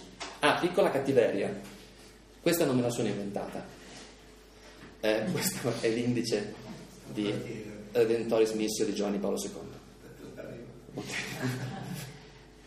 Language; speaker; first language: Italian; native; Italian